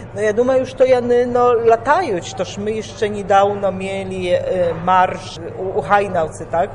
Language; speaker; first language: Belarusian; early bilingual, heritage; Belarusian